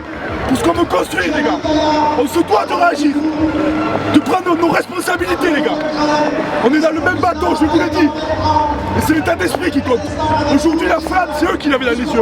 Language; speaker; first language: French; native; French